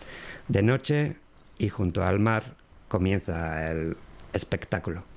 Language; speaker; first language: Spanish; non-native, local second language; Basque